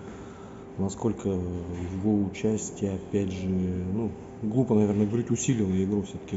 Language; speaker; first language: Russian; native; Russian